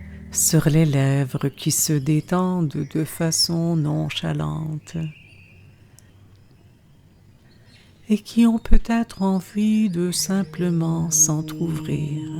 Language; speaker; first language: French; native; French